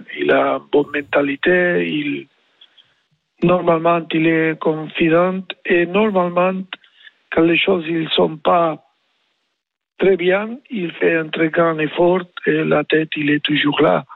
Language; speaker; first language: French; non-native, learner; Spanish